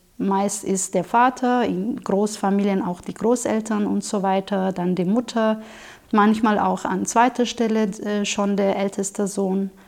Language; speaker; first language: German; non-native, fluent; Turkish